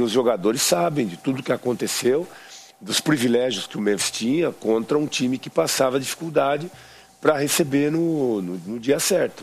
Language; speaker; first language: Portuguese; native; Portuguese